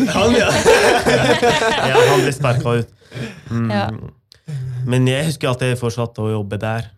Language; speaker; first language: Norwegian; non-native, fluent; Arabic